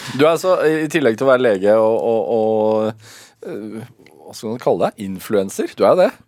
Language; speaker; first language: Norwegian; native; Norwegian